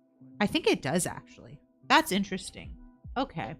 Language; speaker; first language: English; native; English